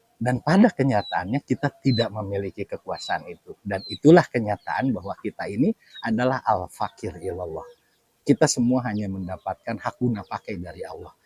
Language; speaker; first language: Indonesian; non-native, local second language; Sundanese